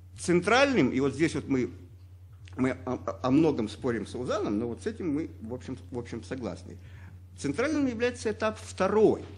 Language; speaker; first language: Russian; native; Russian